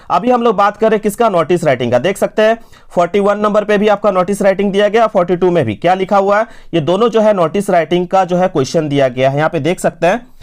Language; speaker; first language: Hindi; native; Hindi